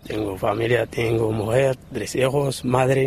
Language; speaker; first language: Spanish; non-native, learner; Arabic